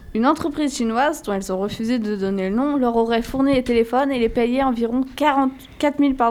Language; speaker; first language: French; native; French